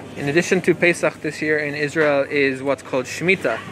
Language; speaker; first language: English; native; English